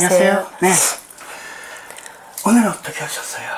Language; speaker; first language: Korean; non-native, learner; Japanese